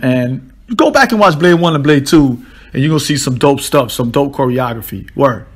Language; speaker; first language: English; native; English